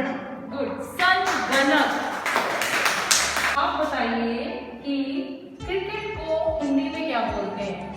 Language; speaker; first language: Hindi; native; Hindi